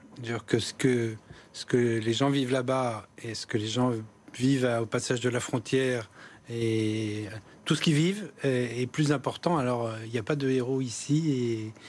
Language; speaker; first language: French; native; French